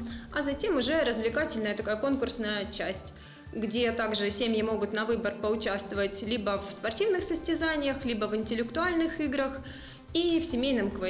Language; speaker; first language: Russian; native; Russian